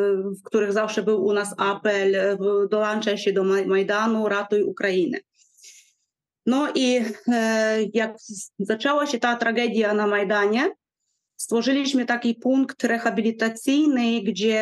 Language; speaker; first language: Polish; non-native, fluent; Ukrainian